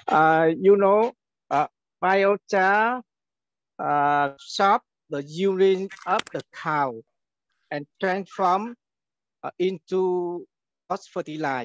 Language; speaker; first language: English; non-native, learner; Vietnamese